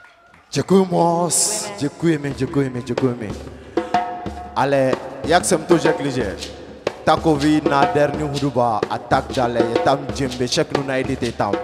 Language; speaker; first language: Czech; non-native, learner; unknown